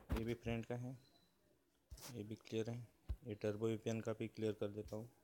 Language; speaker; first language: Hindi; non-native, local second language; Marathi